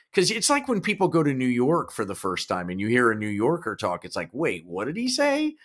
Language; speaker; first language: English; native; English